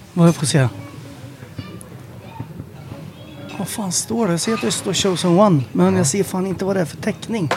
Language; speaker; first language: Swedish; native; Swedish